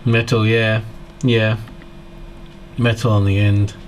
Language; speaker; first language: English; native; English